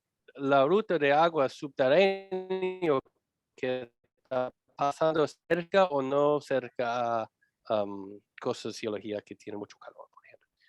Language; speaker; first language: Spanish; non-native, learner; English